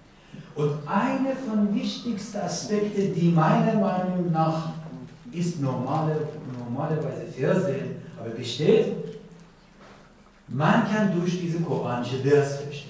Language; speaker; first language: German; non-native, learner; Persian